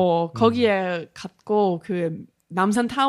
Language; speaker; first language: Korean; non-native, learner; English